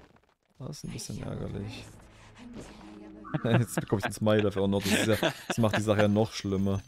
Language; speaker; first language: German; native; German